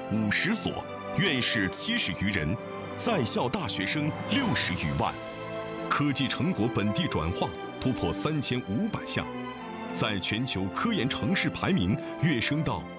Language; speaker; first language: Chinese; native; Chinese